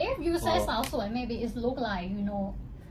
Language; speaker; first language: English; non-native, learner; Thai